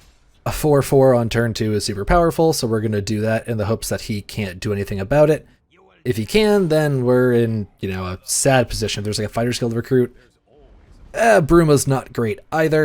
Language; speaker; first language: English; native; English